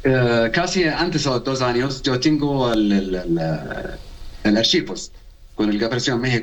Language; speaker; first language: Spanish; non-native, learner; Arabic